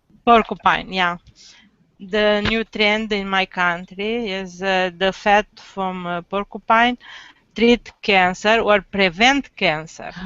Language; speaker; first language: English; non-native, learner; Romanian